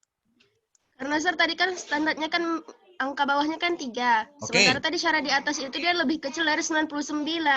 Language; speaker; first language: Indonesian; native; Indonesian